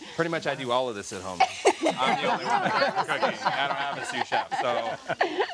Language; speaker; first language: English; native; English